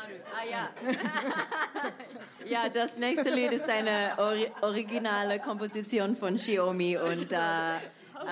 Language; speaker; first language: German; non-native, fluent; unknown